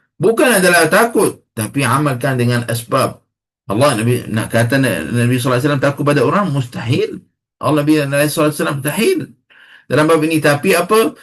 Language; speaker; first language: Malay; non-native, fluent; Arabic